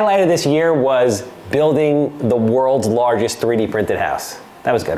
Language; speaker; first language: English; native; English